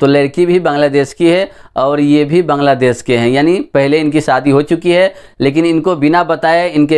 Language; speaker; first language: Hindi; native; Hindi